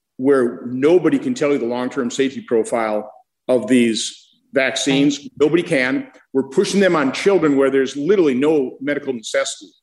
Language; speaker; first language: English; native; English